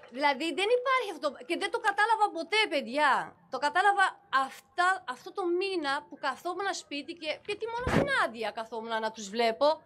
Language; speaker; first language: Greek; non-native, fluent; Romanian